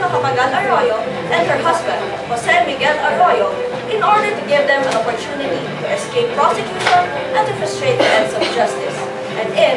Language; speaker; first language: English; non-native, local second language; Filipino